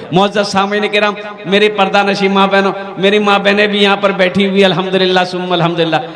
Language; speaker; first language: Hindi; non-native, local second language; Bangla